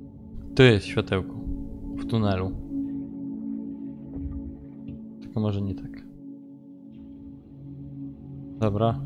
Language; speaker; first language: Polish; native; Polish